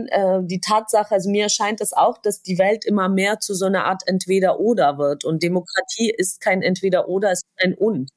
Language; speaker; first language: German; non-native, fluent; Georgian